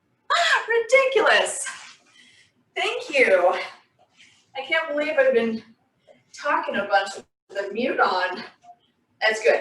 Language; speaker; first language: English; native; English